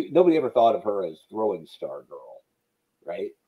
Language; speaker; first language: English; native; English